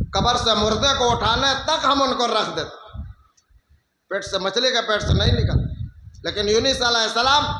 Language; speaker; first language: Urdu; non-native, local second language; Bangla